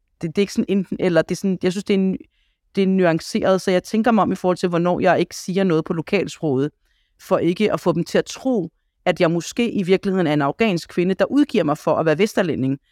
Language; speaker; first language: Danish; early bilingual, other home language; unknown